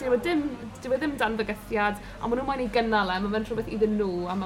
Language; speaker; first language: Welsh; native; Welsh